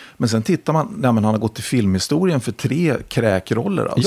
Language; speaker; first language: Swedish; native; Swedish